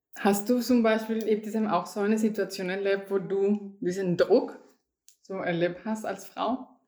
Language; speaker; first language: German; non-native, fluent; Spanish